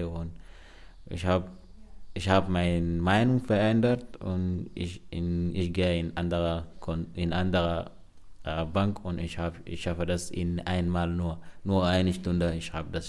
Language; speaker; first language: German; non-native, learner; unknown